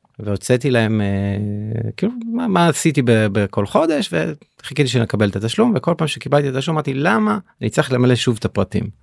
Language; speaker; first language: Hebrew; native; Hebrew